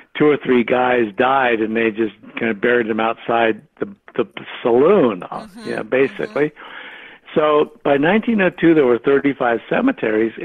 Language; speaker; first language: English; native; English